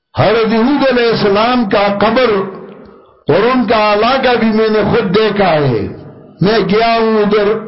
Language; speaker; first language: Urdu; non-native, local second language; Pashto